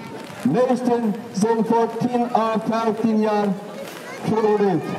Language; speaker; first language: Dutch; non-native, fluent; Uyghur